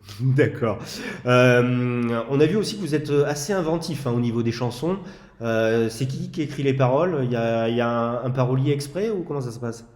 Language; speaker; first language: French; native; French